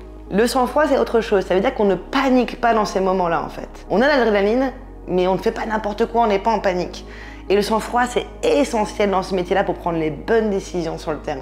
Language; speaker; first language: French; native; French